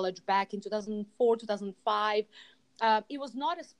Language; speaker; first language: English; non-native, fluent; Serbian